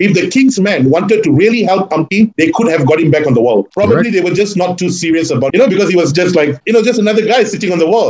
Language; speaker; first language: English; non-native, local second language; Tamil